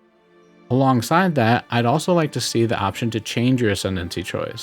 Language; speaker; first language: English; native; English